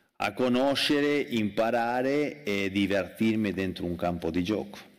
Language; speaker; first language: Italian; non-native, fluent; Spanish